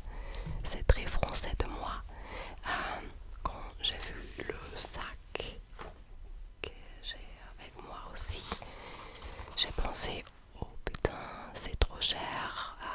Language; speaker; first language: French; non-native, learner; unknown